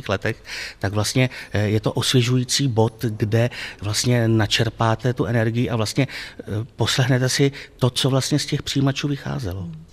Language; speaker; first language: Czech; native; Czech